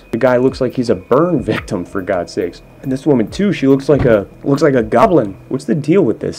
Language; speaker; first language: English; native; English